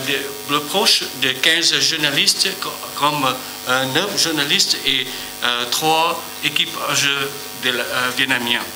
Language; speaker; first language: French; non-native, learner; Vietnamese